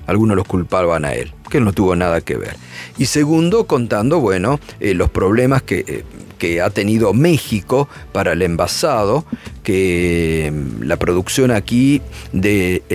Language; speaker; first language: Spanish; native; Spanish